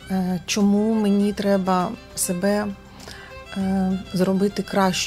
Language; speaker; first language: Ukrainian; non-native, local second language; Russian